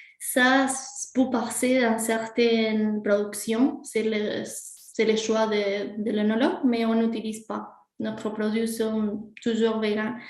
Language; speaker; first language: French; non-native, fluent; Spanish